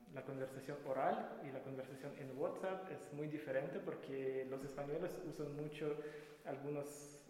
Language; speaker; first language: Spanish; non-native, fluent; Russian